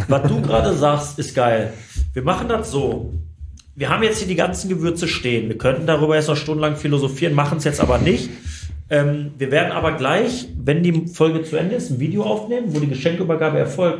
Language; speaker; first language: German; native; German